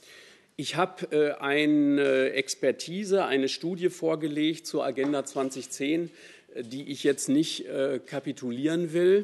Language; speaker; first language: German; native; German